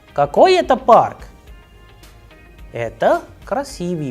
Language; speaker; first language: Russian; non-native, fluent; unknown